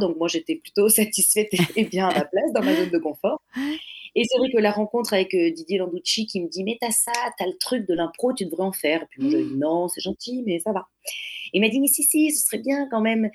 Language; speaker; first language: French; native; French